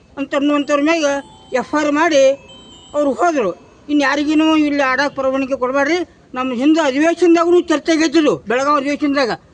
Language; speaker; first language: Kannada; native; Kannada